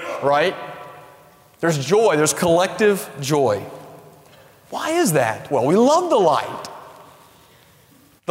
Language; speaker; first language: English; native; English